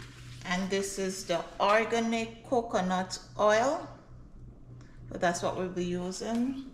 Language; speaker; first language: English; non-native, local second language; Jamaican Creole English